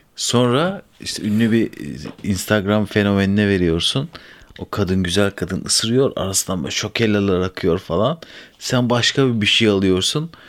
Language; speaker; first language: Turkish; native; Turkish